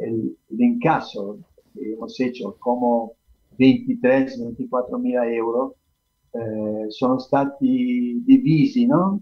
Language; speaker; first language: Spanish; non-native, fluent; Italian